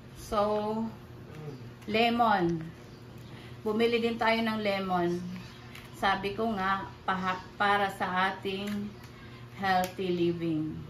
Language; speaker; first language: Filipino; non-native, local second language; Cebuano